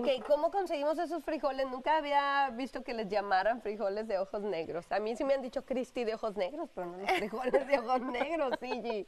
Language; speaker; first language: Spanish; native; Spanish